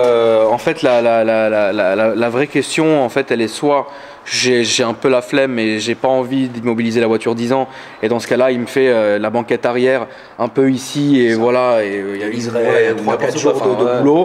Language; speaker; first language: French; native; French